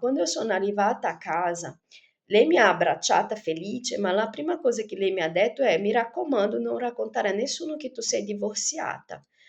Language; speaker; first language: Italian; non-native, fluent; Portuguese